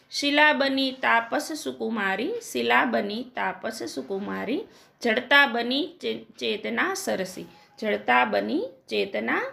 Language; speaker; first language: Hindi; non-native, local second language; Gujarati